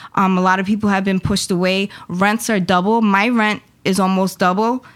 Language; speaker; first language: English; early bilingual, other home language; Spanish